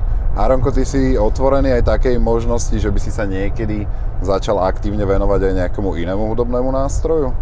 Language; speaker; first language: Slovak; native; Slovak